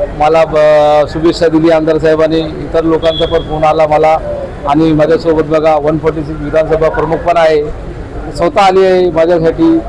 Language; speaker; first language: Marathi; non-native, local second language; Urdu